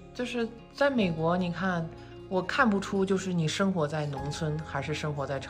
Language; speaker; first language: Chinese; native; Chinese